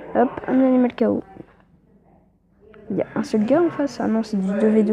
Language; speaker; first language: French; native; French